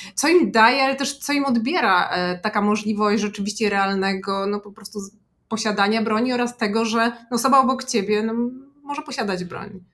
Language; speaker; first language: Polish; native; Polish